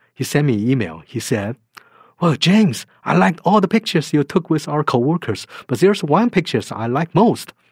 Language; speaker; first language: English; non-native, fluent; Chinese